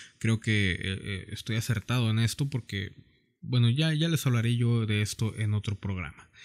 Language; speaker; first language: Spanish; native; Spanish